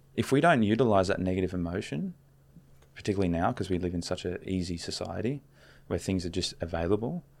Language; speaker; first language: English; native; English